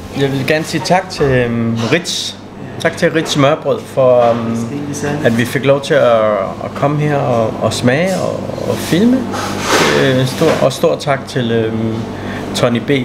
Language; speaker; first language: Danish; non-native, fluent; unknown